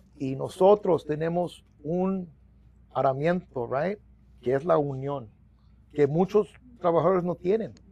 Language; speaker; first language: Spanish; early bilingual, heritage; Spanish